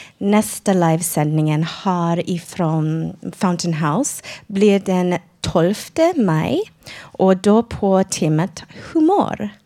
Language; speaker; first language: Swedish; non-native, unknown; English